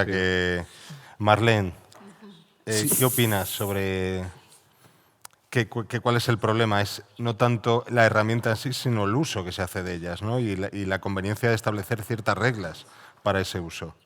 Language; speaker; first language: Spanish; native; Spanish